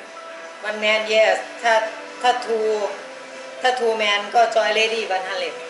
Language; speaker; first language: English; non-native, learner; Thai